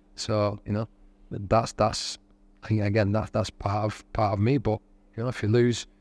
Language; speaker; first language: English; native; English